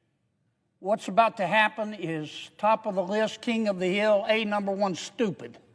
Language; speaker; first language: English; native; English